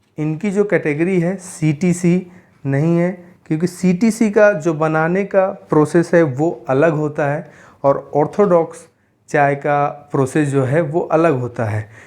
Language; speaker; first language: Hindi; native; Hindi